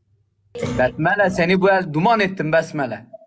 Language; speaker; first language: Turkish; native; Turkish